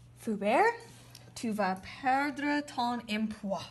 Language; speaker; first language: French; non-native, learner; English